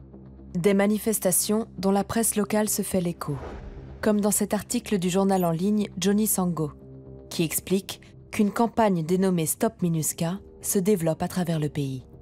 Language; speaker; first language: French; native; French